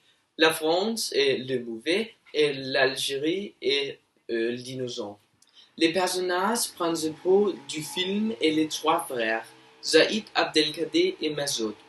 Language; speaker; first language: French; non-native, learner; Norwegian